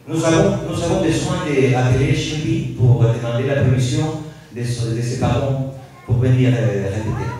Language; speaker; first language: French; non-native, learner; Spanish